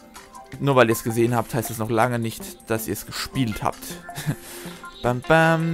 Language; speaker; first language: German; native; German